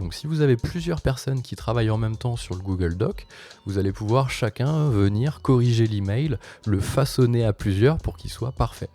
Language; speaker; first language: French; native; French